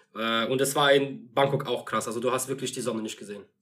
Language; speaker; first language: German; non-native, fluent; Russian